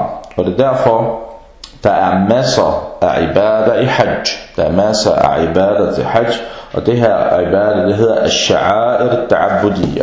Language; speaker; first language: Danish; early bilingual, other home language; Arabic